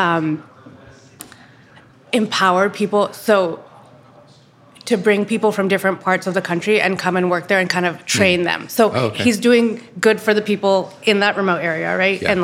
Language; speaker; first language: English; non-native, local second language; Urdu